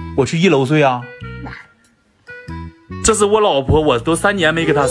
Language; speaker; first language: Chinese; native; Chinese